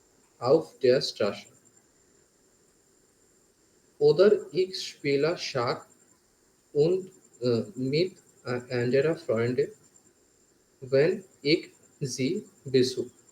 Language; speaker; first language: German; non-native, learner; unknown